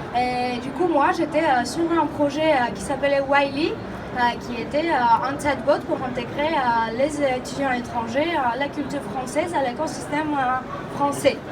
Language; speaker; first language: French; non-native, fluent; Greek